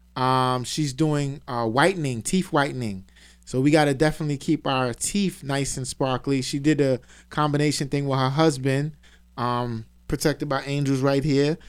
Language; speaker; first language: English; native; English